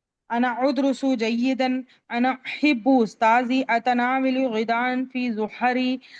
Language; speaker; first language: Arabic; non-native, learner; Urdu